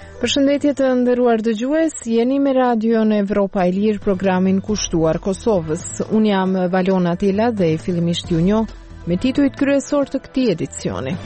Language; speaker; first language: Albanian; native; Albanian